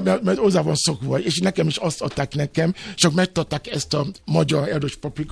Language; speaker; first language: Hungarian; non-native, learner; Yoruba